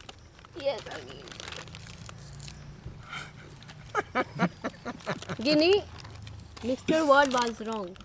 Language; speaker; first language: English; non-native, learner; Hindi